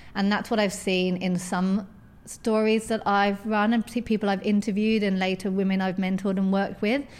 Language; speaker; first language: English; native; English